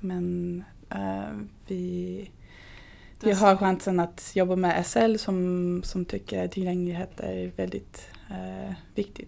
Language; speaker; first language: Swedish; non-native, fluent; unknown